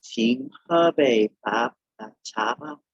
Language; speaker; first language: Chinese; non-native, learner; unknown